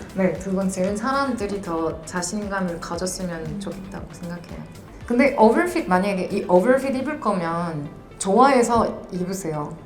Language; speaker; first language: Korean; non-native, fluent; French